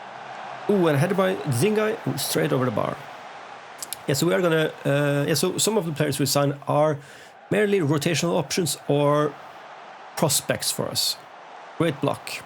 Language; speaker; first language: English; non-native, fluent; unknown